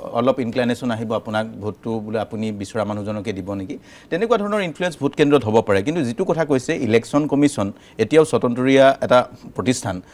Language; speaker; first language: Assamese; native; Assamese